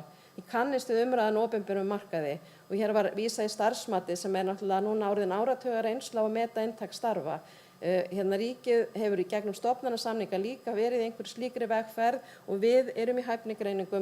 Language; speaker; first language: Icelandic; native; Icelandic